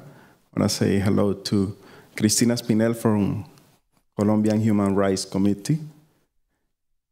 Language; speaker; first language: English; non-native, learner; Spanish